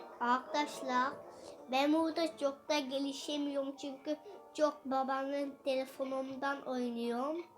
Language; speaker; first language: Turkish; early bilingual, heritage; Dutch